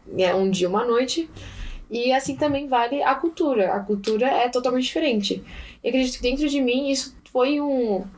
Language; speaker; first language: Portuguese; early bilingual, heritage; Portuguese